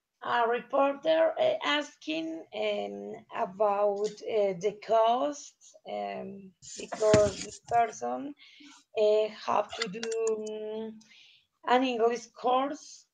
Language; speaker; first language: English; non-native, learner; Spanish